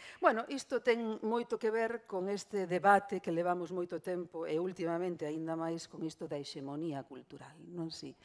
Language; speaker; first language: Galician; non-native, local second language; Spanish